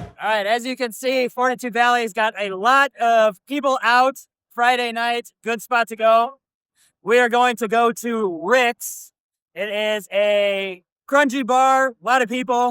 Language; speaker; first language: English; native; English